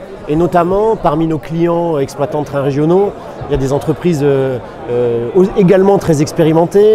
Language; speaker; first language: French; native; French